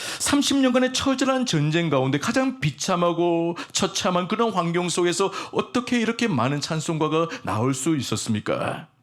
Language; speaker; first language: Korean; native; Korean